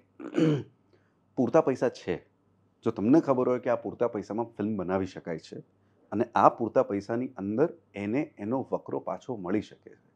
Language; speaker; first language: Gujarati; non-native, local second language; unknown